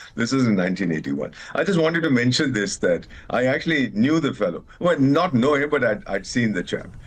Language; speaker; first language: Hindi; native; Hindi